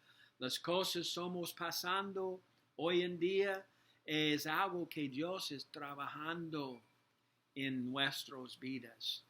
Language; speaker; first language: Spanish; non-native, learner; English